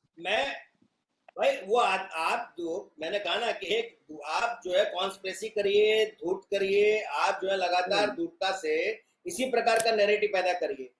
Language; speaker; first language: Hindi; native; Hindi